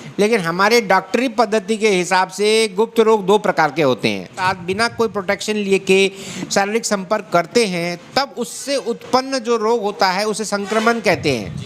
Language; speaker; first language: Hindi; native; Hindi